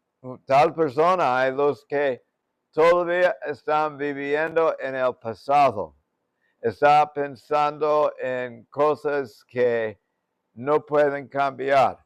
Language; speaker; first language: Spanish; non-native, fluent; English